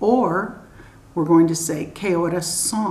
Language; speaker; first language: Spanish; non-native, fluent; English